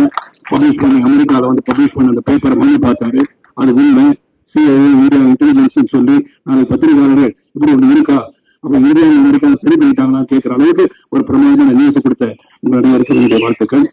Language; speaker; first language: Tamil; native; Tamil